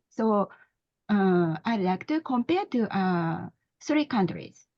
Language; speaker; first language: English; non-native, learner; Japanese